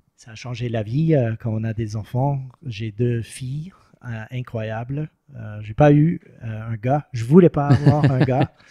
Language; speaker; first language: French; non-native, local second language; English